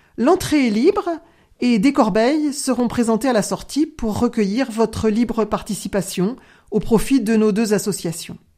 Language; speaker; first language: French; native; French